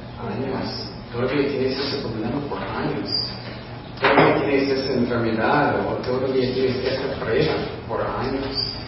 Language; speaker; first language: Spanish; non-native, fluent; English